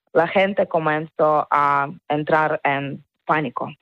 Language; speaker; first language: Spanish; non-native, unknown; Ukrainian